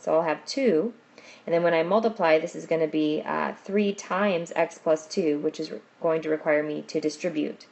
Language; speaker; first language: English; native; English